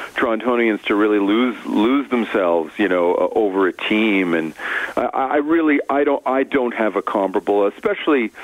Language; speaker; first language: English; native; English